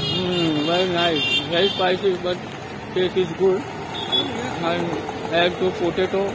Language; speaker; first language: English; non-native, learner; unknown